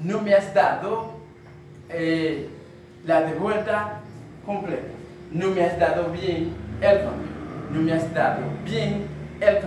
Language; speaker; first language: Spanish; non-native, fluent; Haitian Creole